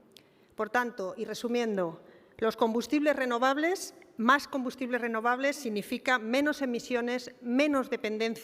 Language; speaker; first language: Spanish; native; Spanish